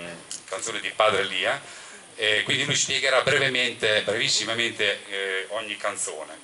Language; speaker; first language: Italian; native; Italian